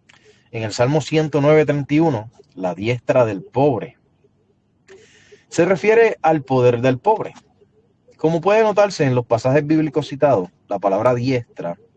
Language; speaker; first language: Spanish; native; Spanish